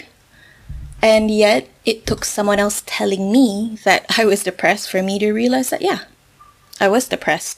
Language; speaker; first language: English; non-native, local second language; Malay